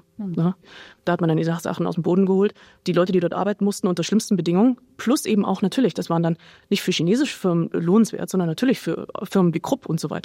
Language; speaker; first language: German; native; German